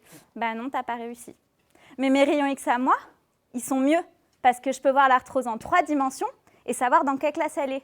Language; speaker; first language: French; native; French